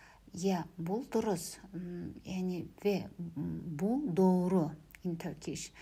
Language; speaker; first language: Turkish; non-native, learner; Kazakh